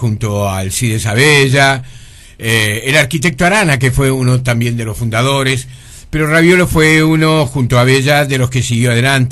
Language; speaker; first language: Spanish; native; Spanish